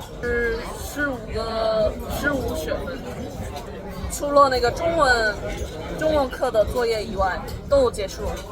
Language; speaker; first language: Chinese; non-native, learner; Korean